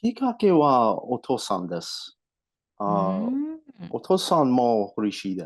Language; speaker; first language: Japanese; non-native, learner; English